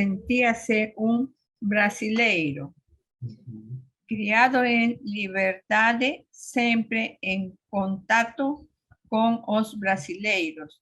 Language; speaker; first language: Portuguese; non-native, learner; Spanish